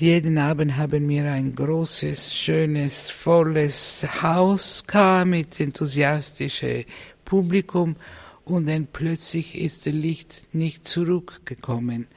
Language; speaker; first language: German; non-native, fluent; Italian